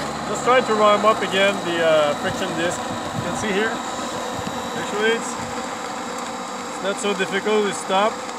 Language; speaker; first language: English; non-native, fluent; French